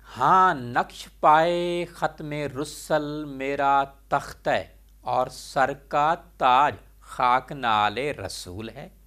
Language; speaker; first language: Urdu; non-native, local second language; Punjabi